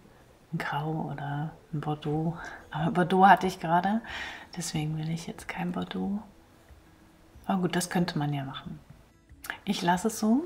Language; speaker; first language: German; native; German